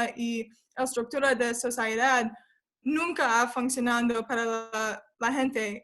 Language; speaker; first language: Spanish; non-native, learner; English